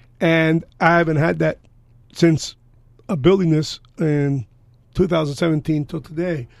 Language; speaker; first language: English; early bilingual, other home language; Spanish